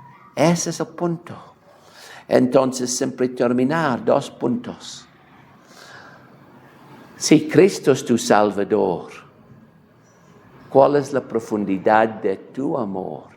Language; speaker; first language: Spanish; non-native, fluent; English